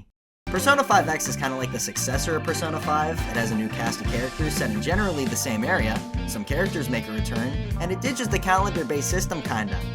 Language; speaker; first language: English; native; English